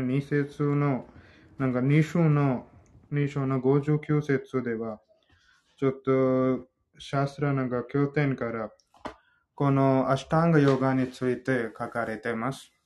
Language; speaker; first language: Japanese; non-native, learner; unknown